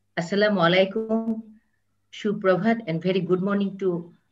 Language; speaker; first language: English; non-native, local second language; Bangla